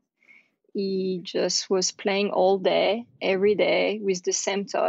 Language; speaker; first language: English; non-native, fluent; French